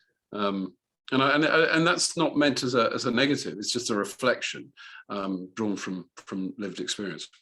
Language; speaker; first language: English; native; English